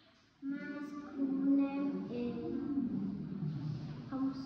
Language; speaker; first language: English; non-native, learner; Vietnamese